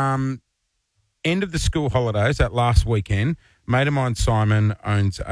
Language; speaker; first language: English; native; English